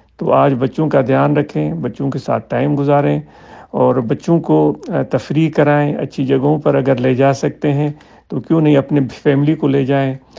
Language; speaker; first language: Urdu; non-native, local second language; Sindhi